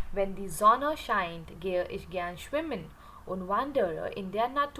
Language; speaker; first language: German; non-native, learner; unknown